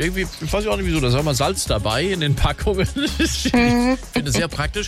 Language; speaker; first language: German; native; German